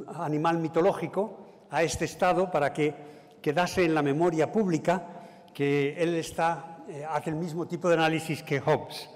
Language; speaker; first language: Spanish; native; Spanish